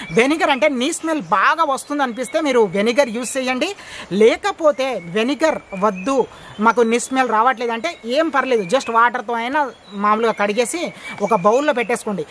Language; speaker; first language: Telugu; non-native, local second language; Lambadi